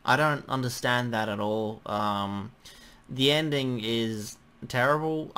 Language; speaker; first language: English; native; English